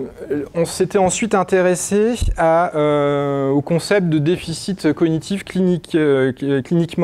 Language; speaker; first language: French; native; French